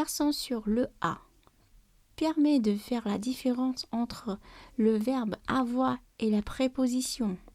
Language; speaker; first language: French; non-native, learner; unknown